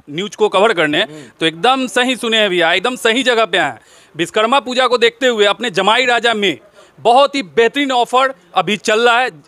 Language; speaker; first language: Hindi; native; Hindi